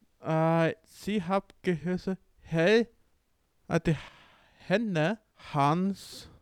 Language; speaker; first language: German; non-native, learner; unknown